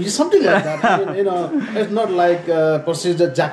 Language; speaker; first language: English; non-native, learner; Nepali